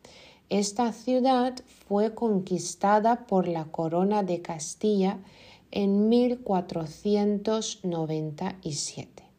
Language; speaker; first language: Spanish; non-native, fluent; Lithuanian